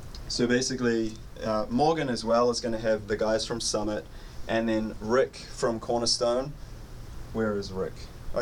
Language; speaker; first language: English; native; English